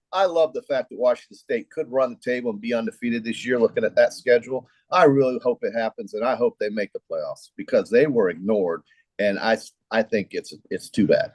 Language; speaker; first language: English; native; English